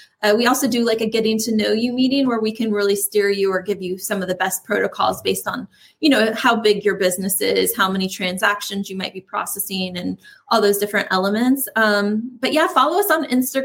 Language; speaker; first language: English; native; English